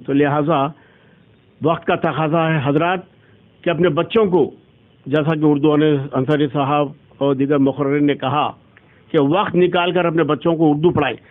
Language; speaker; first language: Urdu; native; Urdu